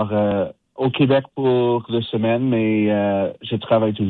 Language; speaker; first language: French; non-native, local second language; English